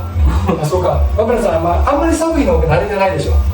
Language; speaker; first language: Japanese; native; Japanese